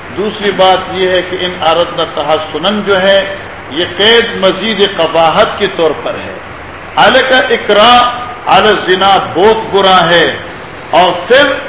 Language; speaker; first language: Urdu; non-native, local second language; Northern Hindko